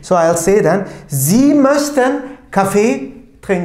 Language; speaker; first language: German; non-native, fluent; Turkish